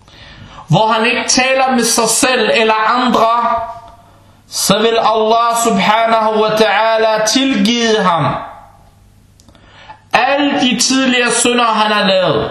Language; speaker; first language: Danish; early bilingual, other home language; Arabic